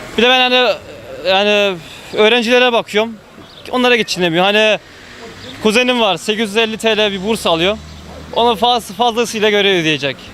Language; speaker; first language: Turkish; early bilingual, heritage; Turkish